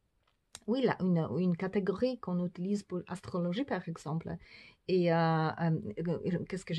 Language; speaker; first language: French; non-native, fluent; Polish